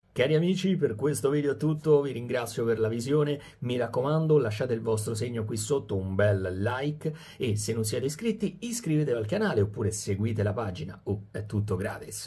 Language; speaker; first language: Italian; native; Italian